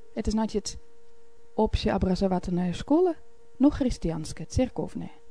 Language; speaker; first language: Russian; non-native, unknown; Dutch